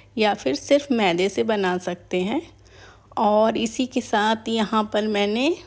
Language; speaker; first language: Hindi; native; Hindi